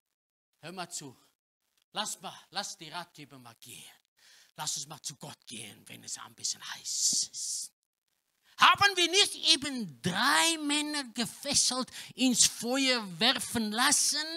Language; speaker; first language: German; non-native, learner; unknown